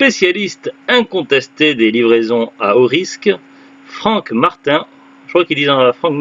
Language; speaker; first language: French; native; French